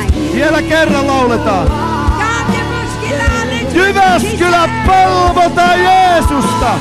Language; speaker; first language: Finnish; native; Finnish